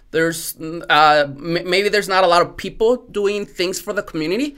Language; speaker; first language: English; non-native, fluent; Spanish